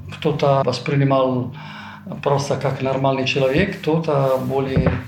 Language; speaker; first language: Russian; non-native, fluent; Italian